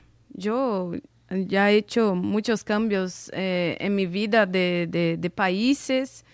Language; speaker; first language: Spanish; non-native, fluent; Portuguese